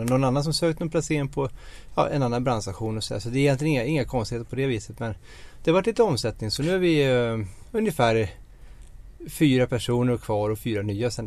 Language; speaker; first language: Swedish; native; Swedish